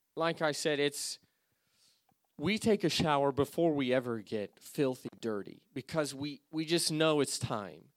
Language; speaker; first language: English; native; English